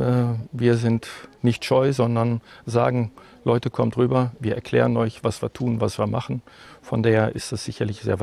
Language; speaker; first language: German; native; German